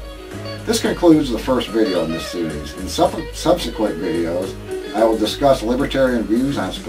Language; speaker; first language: English; native; English